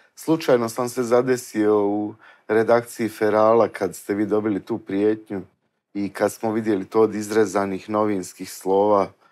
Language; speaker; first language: Croatian; native; Croatian